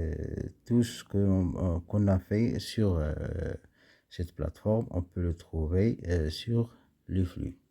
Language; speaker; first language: French; non-native, local second language; Arabic